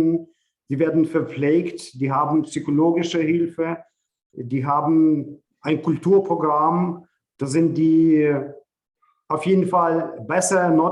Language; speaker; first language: German; non-native, fluent; Ukrainian